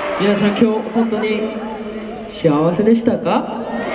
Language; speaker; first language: Japanese; non-native, learner; Korean